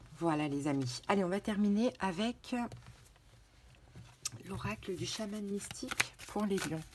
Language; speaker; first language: French; native; French